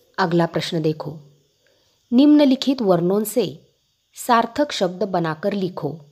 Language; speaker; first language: Hindi; non-native, local second language; Marathi